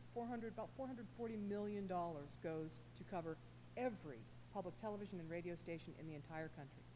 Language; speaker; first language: English; native; English